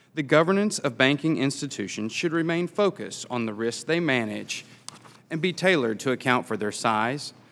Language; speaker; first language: English; native; English